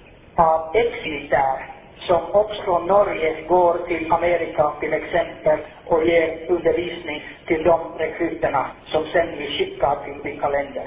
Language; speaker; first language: Swedish; non-native, fluent; Finnish